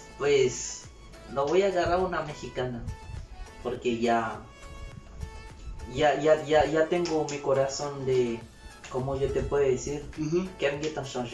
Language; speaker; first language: Spanish; non-native, learner; Haitian Creole